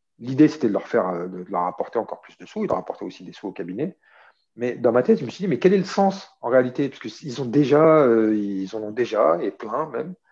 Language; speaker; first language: French; early bilingual, other home language; Arabic